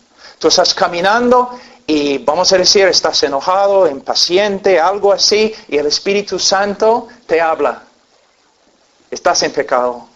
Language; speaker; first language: Spanish; non-native, fluent; English